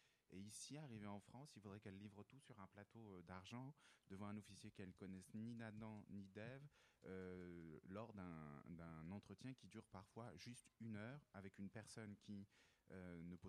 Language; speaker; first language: French; native; French